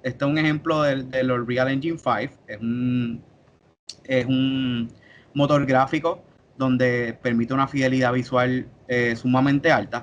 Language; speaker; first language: Spanish; native; Spanish